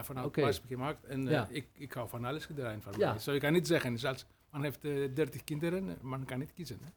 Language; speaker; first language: Dutch; non-native, learner; Greek